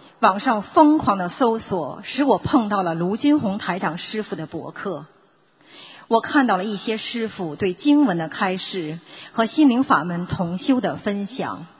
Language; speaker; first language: Chinese; native; Chinese